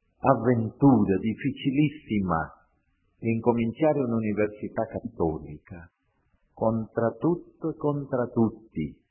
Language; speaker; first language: Italian; non-native, fluent; Spanish